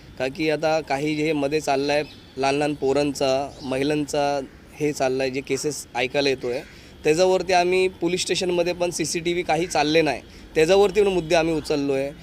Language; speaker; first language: Marathi; non-native, local second language; Hindi